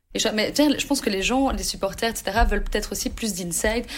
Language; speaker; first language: French; native; French